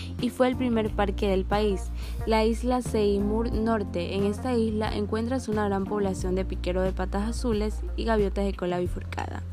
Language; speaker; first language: Spanish; native; Spanish